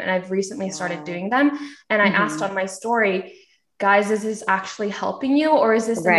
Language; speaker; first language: English; early bilingual, other home language; Korean